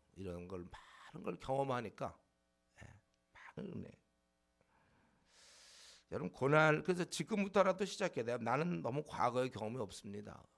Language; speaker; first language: Korean; native; Korean